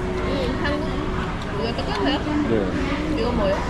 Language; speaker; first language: Korean; non-native, learner; Vietnamese